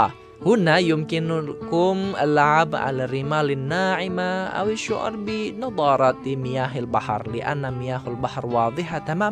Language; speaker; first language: Arabic; non-native, fluent; Indonesian